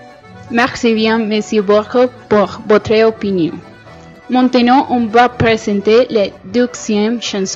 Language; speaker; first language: French; non-native, learner; Spanish